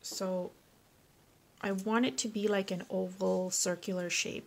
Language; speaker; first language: English; native; English